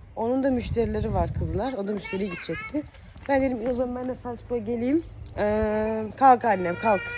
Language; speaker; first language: Turkish; early bilingual, heritage; Turkish